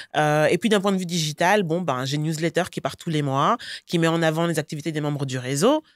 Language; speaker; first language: French; native; French